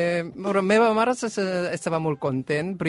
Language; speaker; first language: Catalan; non-native, learner; Korean